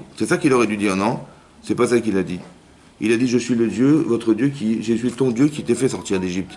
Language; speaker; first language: French; native; French